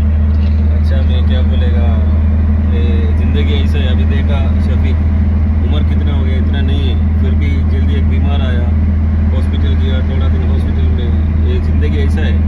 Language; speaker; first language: Hindi; non-native, learner; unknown